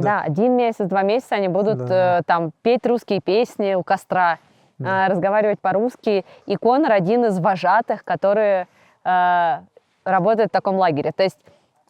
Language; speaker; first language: Russian; native; Russian